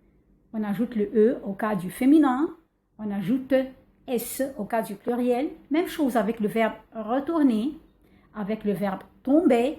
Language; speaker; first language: French; non-native, fluent; Arabic